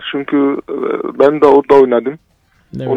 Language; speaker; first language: Turkish; non-native, fluent; Arabic